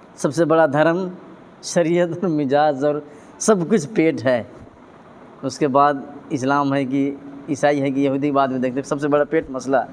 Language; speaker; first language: Urdu; native; Urdu